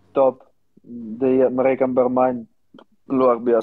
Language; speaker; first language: Indonesian; non-native, learner; Dutch